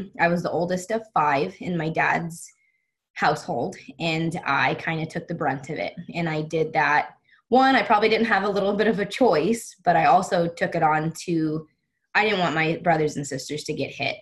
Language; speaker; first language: English; native; English